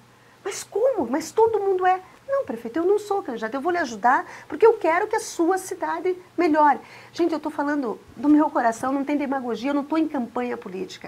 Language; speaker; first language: Portuguese; native; Portuguese